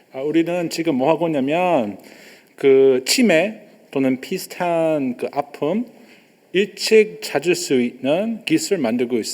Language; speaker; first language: Korean; non-native, learner; English